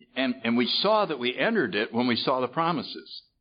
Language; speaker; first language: English; native; English